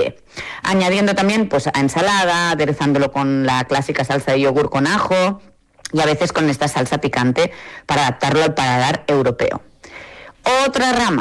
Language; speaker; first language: Spanish; native; Spanish